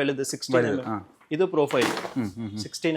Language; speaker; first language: Malayalam; non-native, local second language; Tamil